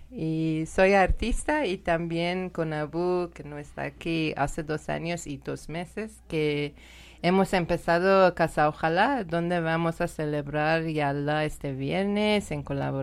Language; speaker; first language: Spanish; non-native, learner; Persian